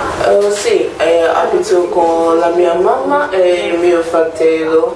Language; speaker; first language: Italian; non-native, learner; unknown